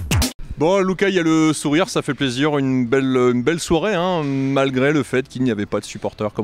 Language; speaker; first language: French; native; French